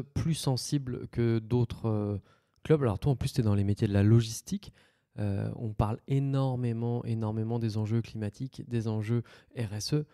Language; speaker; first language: French; native; French